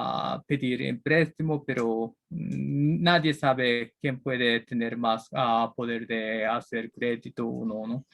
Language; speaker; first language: Spanish; non-native, learner; Japanese